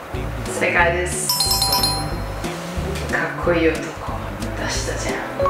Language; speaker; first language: Japanese; non-native, fluent; Italian